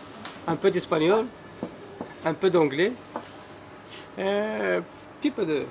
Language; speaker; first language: French; non-native, local second language; Berber languages